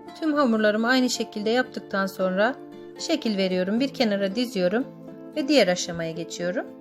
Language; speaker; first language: Turkish; native; Turkish